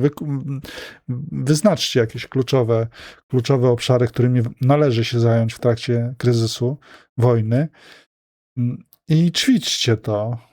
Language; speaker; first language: Polish; native; Polish